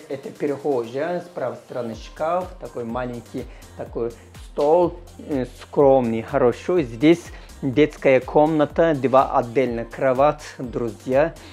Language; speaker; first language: Russian; non-native, learner; Turkish